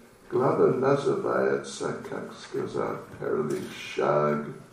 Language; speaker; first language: Russian; non-native, learner; English